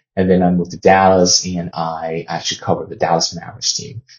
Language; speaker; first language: English; non-native, fluent; Chinese